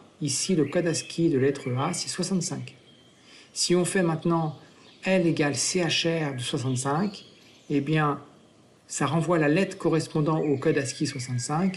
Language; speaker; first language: French; native; French